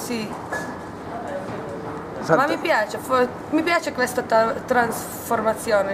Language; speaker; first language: Italian; non-native, learner; Hungarian